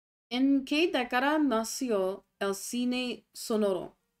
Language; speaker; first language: Spanish; non-native, learner; English